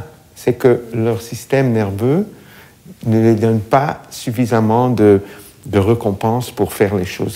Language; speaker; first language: French; non-native, fluent; English